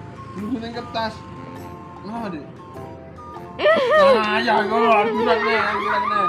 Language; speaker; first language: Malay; non-native, local second language; Javanese